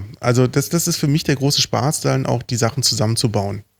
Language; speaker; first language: German; native; German